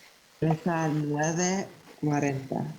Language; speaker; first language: Spanish; non-native, learner; English